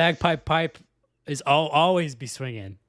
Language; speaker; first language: English; native; English